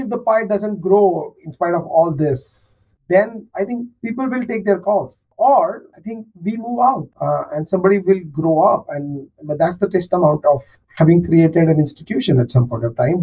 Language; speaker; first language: English; non-native, local second language; Marathi